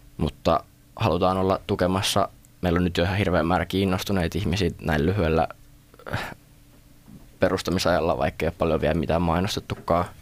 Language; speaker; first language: Finnish; native; Finnish